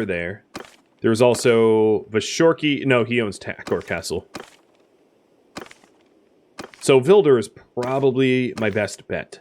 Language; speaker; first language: English; native; English